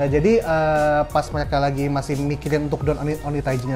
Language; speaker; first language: Indonesian; native; Indonesian